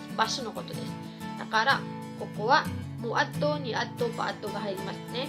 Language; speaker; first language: Japanese; non-native, fluent; Cebuano